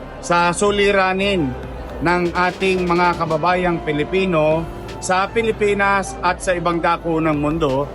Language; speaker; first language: Filipino; native; Filipino